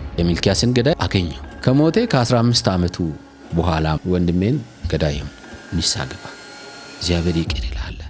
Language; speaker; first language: Amharic; non-native, local second language; Wolaytta